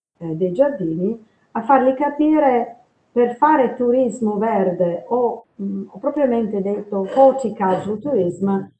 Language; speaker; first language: Italian; non-native, fluent; English